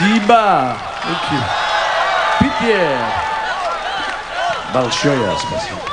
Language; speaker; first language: Russian; non-native, learner; English